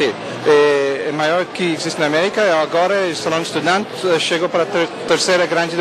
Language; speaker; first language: Portuguese; non-native, fluent; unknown